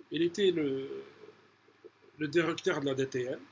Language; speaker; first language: French; non-native, local second language; Arabic